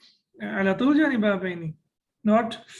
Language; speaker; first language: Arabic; non-native, fluent; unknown